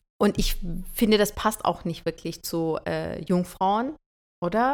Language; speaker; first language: German; early bilingual, other home language; Turkish